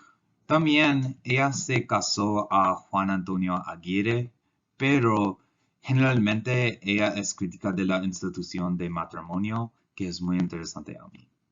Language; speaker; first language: Spanish; non-native, learner; English